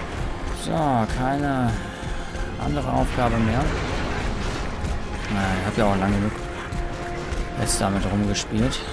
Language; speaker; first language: German; native; German